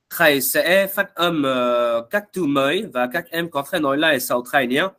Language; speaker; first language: Vietnamese; non-native, learner; French